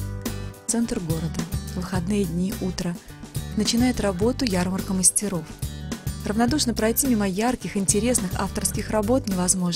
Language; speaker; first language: Russian; native; Russian